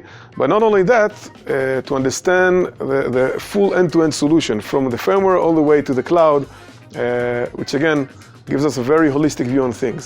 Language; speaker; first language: English; non-native, fluent; Hebrew